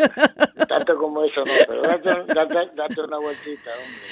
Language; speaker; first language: Spanish; native; Spanish